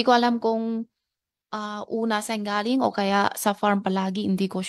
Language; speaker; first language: Filipino; non-native, learner; Chinese